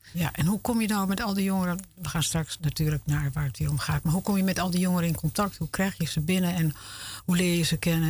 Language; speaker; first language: Dutch; native; Dutch